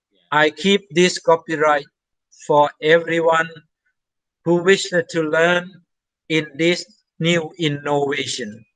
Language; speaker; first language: English; non-native, fluent; Thai